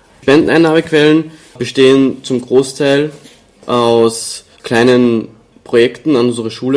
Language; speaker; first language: German; native; German